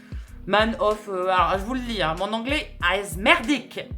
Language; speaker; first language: French; native; French